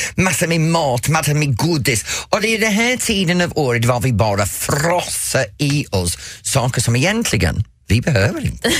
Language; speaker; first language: Swedish; non-native, fluent; English